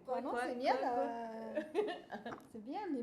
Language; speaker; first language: French; non-native, fluent; German